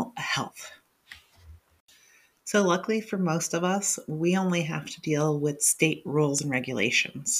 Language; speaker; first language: English; native; English